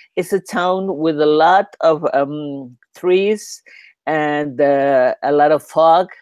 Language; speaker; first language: English; non-native, learner; Spanish